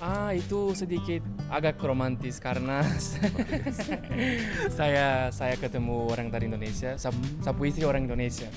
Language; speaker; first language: Indonesian; non-native, fluent; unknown